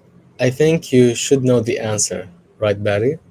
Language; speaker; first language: English; non-native, fluent; Arabic